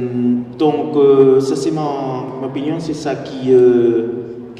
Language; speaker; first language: French; non-native, fluent; Spanish